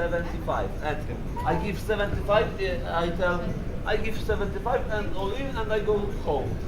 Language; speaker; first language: English; non-native, learner; Polish